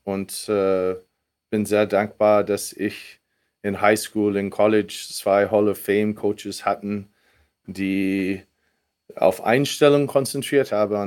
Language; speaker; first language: German; non-native, fluent; English